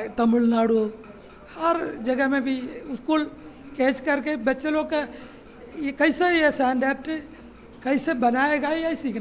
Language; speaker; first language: Hindi; non-native, learner; Malayalam